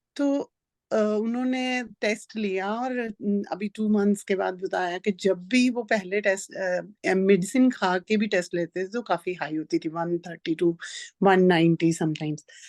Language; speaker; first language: Hindi; non-native, local second language; Punjabi